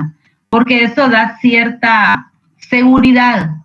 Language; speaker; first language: Spanish; native; Spanish